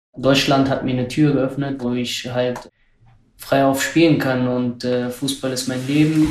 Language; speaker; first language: German; native; German